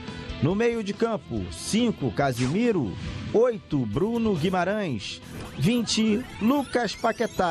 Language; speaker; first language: Portuguese; native; Portuguese